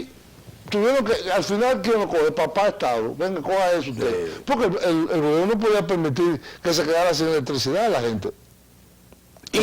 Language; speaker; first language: Spanish; native; Spanish